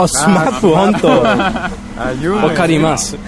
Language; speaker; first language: Japanese; non-native, learner; English